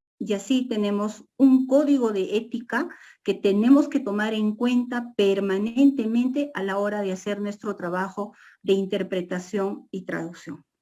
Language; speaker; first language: Spanish; non-native, local second language; Quechua